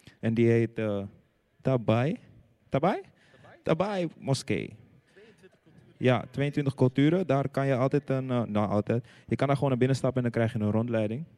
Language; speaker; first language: Dutch; native; Dutch